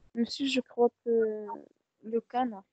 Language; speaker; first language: French; non-native, learner; Arabic